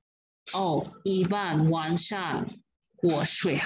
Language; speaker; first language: Chinese; non-native, learner; English